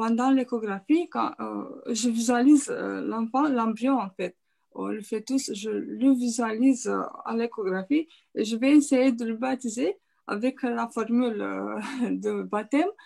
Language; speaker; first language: French; non-native, fluent; Romanian